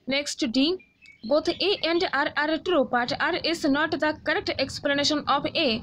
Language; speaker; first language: English; non-native, local second language; Bangla